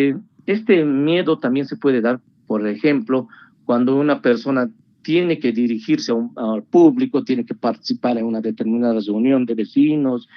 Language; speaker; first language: Spanish; native; Spanish